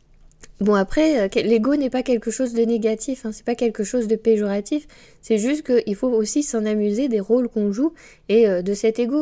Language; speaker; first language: French; native; French